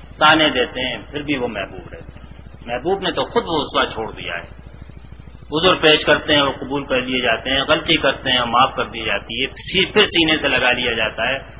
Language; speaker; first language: Urdu; native; Urdu